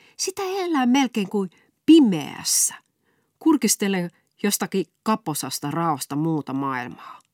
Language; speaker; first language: Finnish; native; Finnish